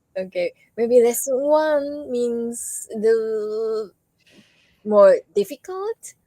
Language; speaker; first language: English; non-native, learner; Japanese